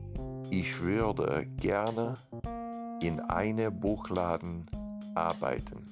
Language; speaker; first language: German; non-native, learner; Spanish